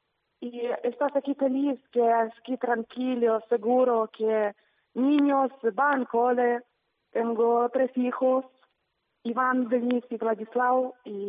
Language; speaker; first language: Spanish; non-native, learner; Ukrainian